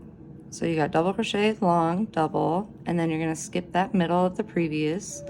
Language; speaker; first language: English; native; English